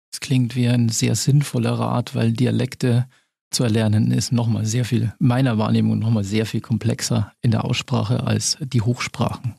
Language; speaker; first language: German; native; German